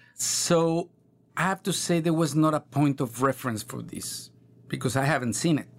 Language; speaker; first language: English; non-native, fluent; Spanish